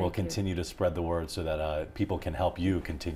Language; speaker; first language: English; native; English